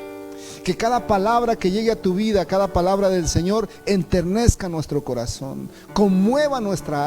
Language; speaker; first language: Spanish; native; Spanish